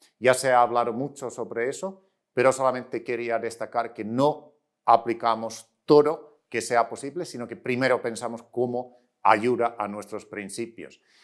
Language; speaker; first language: Spanish; non-native, fluent; Finnish